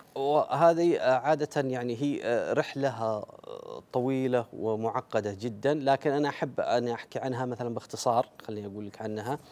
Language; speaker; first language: Arabic; native; Arabic